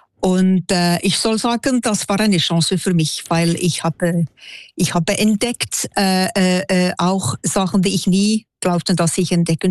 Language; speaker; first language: German; non-native, local second language; French